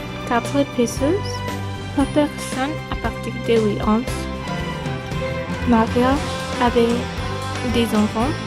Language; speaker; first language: French; non-native, learner; Spanish